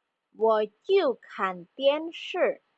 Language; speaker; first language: Chinese; non-native, fluent; Indonesian